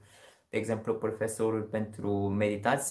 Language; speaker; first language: Romanian; non-native, learner; Korean